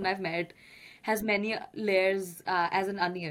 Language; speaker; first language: English; non-native, local second language; Hindi